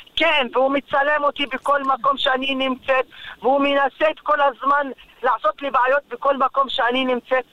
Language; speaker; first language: Hebrew; non-native, local second language; Arabic